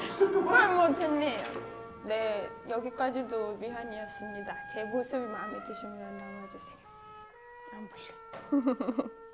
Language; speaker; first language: Korean; non-native, fluent; Turkish